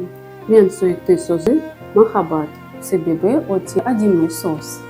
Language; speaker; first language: Kazakh; non-native, local second language; Russian